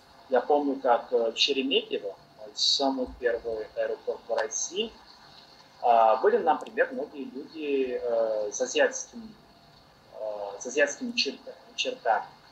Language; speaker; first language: Russian; non-native, fluent; Portuguese